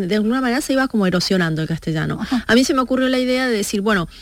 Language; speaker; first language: Spanish; native; Spanish